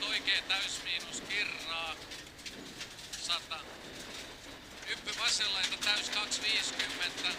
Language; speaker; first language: Finnish; native; Finnish